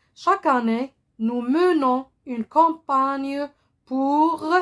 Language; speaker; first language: French; non-native, local second language; Arabic